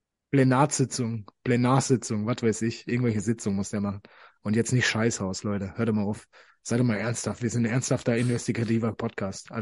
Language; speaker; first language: German; native; German